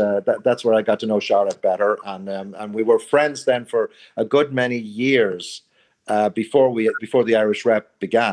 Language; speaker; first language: English; native; English